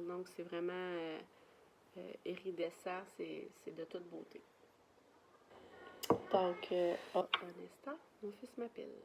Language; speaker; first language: French; native; French